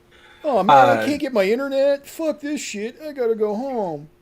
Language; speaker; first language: English; native; English